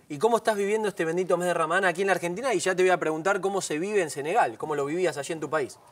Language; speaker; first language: Spanish; native; Spanish